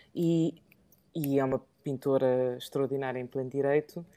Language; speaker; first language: Portuguese; early bilingual, other home language; English